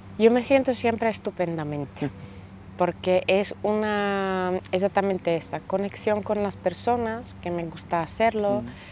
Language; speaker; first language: Spanish; non-native, fluent; Slovak